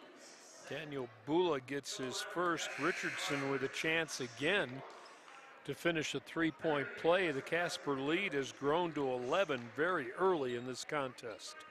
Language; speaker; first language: English; native; English